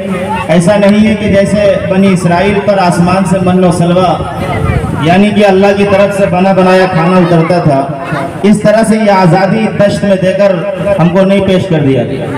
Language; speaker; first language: Urdu; native; Urdu